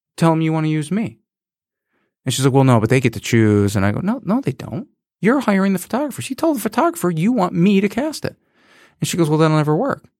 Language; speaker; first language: English; native; English